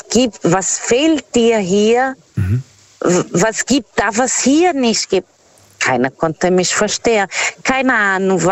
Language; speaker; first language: German; non-native, fluent; Portuguese